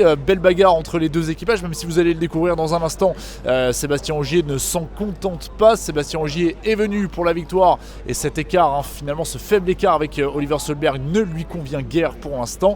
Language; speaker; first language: French; native; French